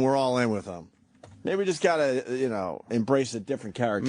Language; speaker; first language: English; native; English